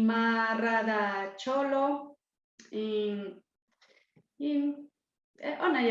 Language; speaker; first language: Slovenian; non-native, learner; Spanish